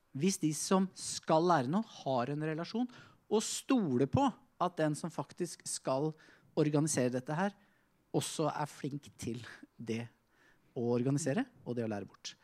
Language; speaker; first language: Norwegian; native; Norwegian